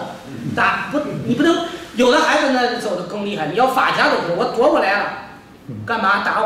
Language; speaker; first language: Chinese; native; Chinese